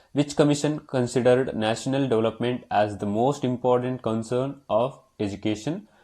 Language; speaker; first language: English; non-native, local second language; Kannada